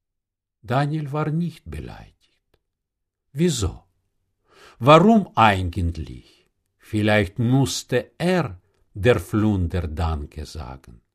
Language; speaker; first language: German; non-native, fluent; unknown